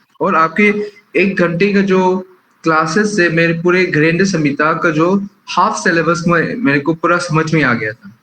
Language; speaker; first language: Hindi; non-native, local second language; Manipuri